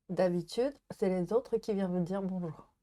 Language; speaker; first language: French; non-native, learner; Japanese